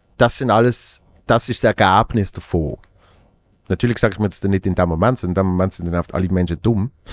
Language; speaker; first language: German; native; German